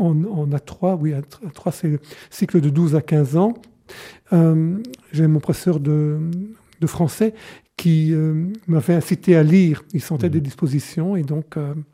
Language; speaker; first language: French; native; French